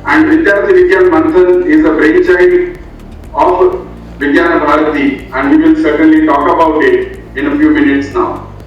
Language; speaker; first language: English; non-native, local second language; Hindi